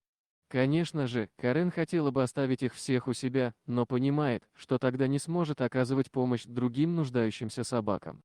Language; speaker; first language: Russian; native; Russian